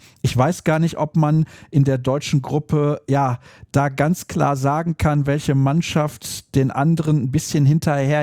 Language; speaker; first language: German; native; German